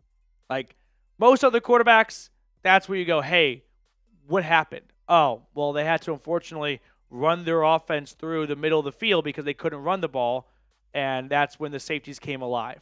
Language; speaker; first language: English; native; English